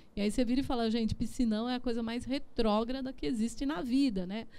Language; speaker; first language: Portuguese; native; Portuguese